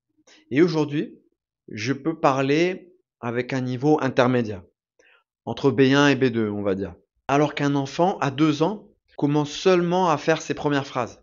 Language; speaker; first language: French; native; French